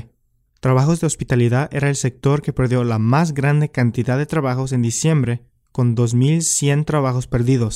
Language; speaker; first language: Spanish; native; Spanish